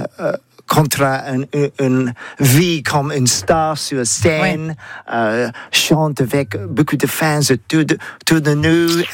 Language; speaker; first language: French; non-native, learner; English